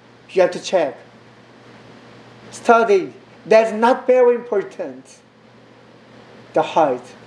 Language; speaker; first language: English; non-native, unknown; Korean